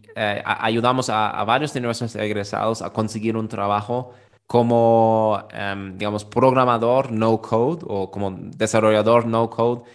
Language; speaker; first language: Spanish; non-native, fluent; German